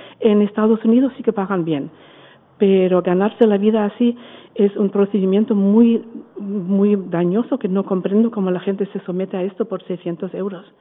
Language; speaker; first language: Spanish; non-native, fluent; German